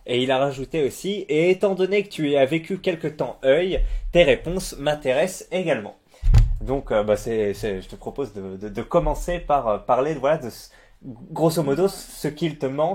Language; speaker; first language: French; native; French